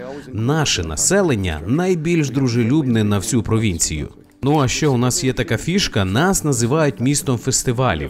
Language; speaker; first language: Ukrainian; native; Ukrainian